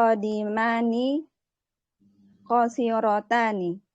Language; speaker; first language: Arabic; non-native, learner; Indonesian